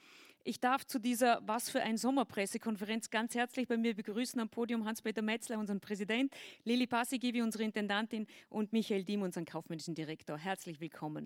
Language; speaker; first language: German; native; German